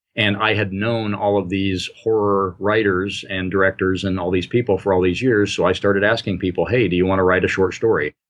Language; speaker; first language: English; native; English